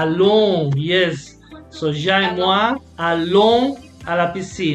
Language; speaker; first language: French; non-native, fluent; Spanish